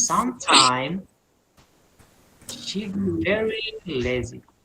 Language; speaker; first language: English; non-native, learner; Indonesian